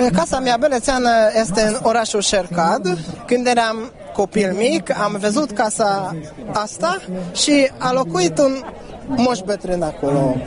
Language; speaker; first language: Romanian; non-native, learner; Hungarian